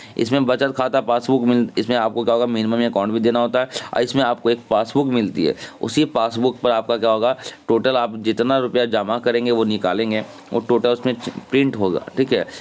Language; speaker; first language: Hindi; native; Hindi